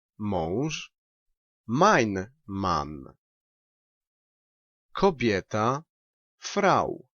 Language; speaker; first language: German; non-native, learner; Polish